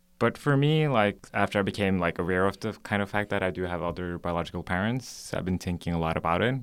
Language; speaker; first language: English; non-native, fluent; Norwegian